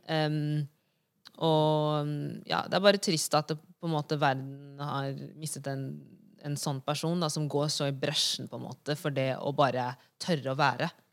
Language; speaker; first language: Norwegian; early bilingual, other home language; Wolof